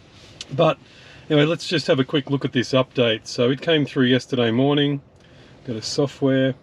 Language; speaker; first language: English; native; English